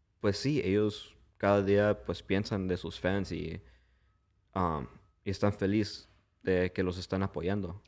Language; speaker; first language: Spanish; early bilingual, heritage; English